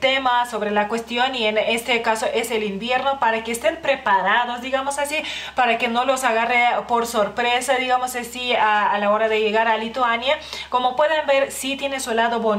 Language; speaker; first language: Spanish; non-native, fluent; Lithuanian